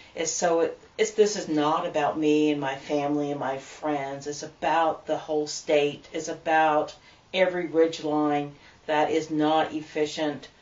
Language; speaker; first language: English; native; English